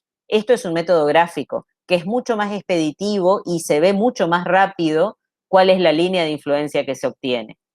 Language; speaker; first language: Spanish; native; Spanish